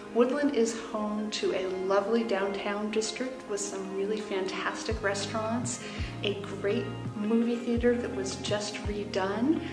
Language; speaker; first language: English; native; English